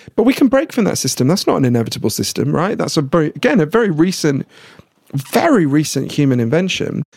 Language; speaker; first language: English; native; English